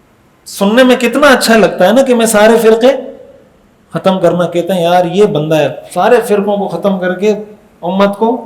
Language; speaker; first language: Urdu; native; Urdu